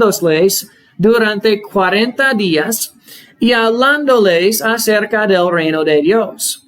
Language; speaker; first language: Spanish; non-native, fluent; English